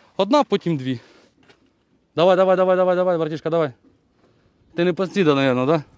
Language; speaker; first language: Ukrainian; native; Ukrainian